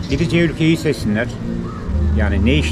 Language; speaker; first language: Turkish; native; Turkish